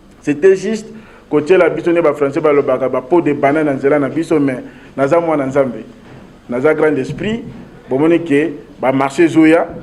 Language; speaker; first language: Lingala; non-native, local second language; Kituba (Democratic Republic of Congo)